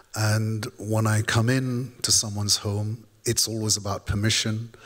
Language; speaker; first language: English; native; English